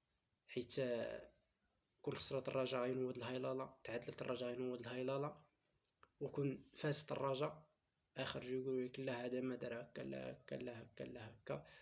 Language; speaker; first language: Arabic; native; Arabic